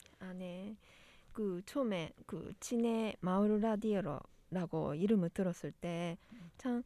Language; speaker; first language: Korean; non-native, fluent; Japanese